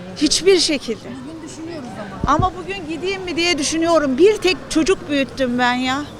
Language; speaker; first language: Turkish; native; Turkish